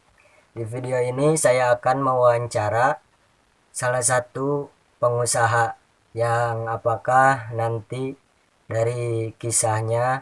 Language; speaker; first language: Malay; non-native, local second language; Sundanese